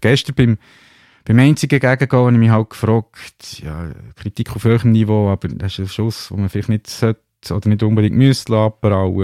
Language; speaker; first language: German; native; German